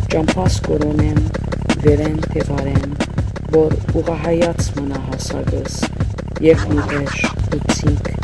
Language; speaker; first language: Armenian; early bilingual, heritage; Armenian